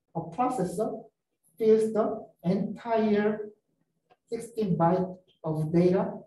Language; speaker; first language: English; non-native, fluent; Korean